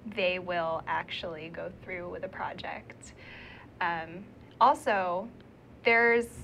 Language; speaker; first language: English; native; English